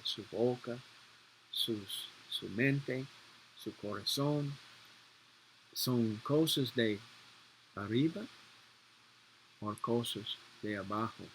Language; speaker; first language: Spanish; non-native, learner; English